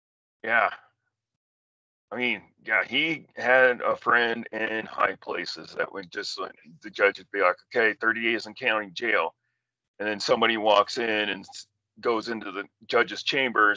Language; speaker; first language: English; native; English